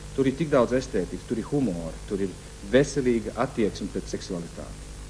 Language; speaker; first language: Latvian; early bilingual, heritage; Latvian